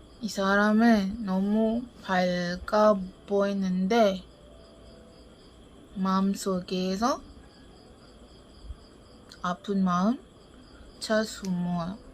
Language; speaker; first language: Korean; non-native, learner; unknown